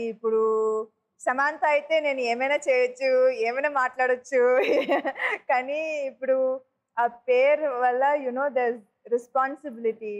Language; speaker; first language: Telugu; non-native, local second language; Tamil